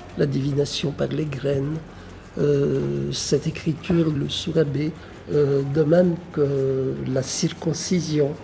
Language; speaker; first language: French; non-native, local second language; Malagasy